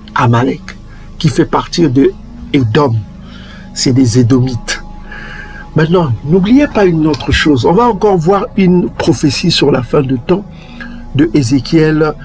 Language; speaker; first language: French; non-native, local second language; Kongo